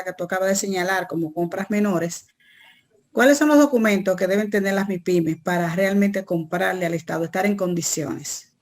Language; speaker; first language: Spanish; native; Spanish